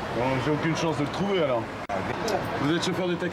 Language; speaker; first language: French; native; French